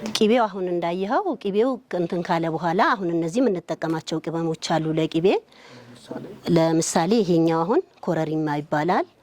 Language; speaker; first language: Amharic; non-native, local second language; Sebat Bet Gurage